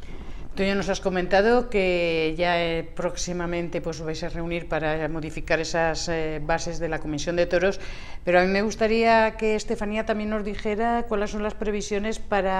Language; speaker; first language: Spanish; native; Spanish